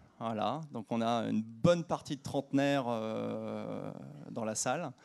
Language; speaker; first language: French; native; French